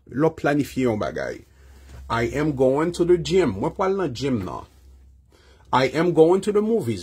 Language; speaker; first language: English; non-native, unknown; Haitian Creole